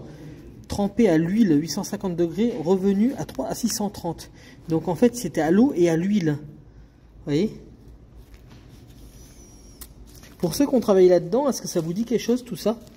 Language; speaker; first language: French; native; French